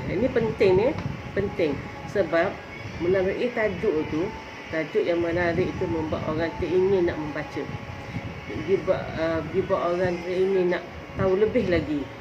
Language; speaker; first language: Malay; native; Malay